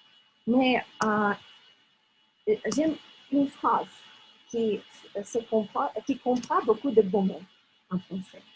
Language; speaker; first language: French; non-native, fluent; Russian